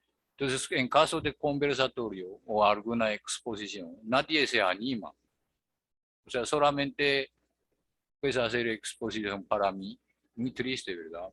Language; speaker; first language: Spanish; non-native, fluent; Japanese